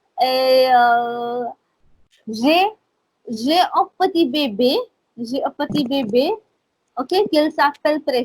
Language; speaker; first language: French; non-native, fluent; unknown